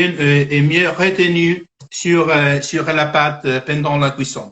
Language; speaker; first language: French; non-native, fluent; Italian